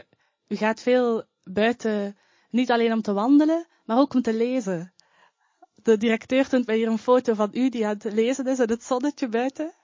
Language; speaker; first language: Dutch; native; Dutch